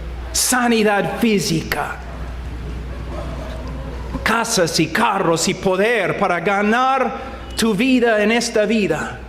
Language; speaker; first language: Spanish; non-native, fluent; English